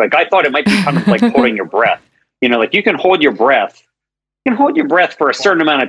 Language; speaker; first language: English; native; English